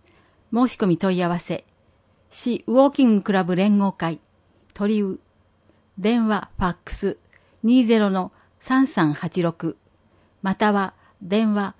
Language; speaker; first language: Japanese; native; Japanese